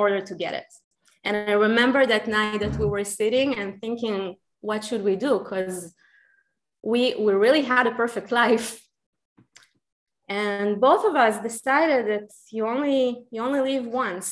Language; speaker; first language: English; non-native, fluent; Hebrew